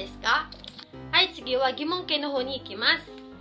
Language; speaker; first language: Japanese; non-native, fluent; Filipino